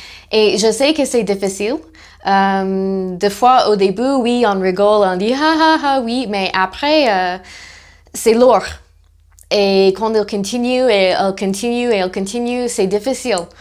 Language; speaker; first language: French; non-native, fluent; English